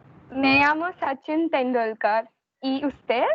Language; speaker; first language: Spanish; non-native, learner; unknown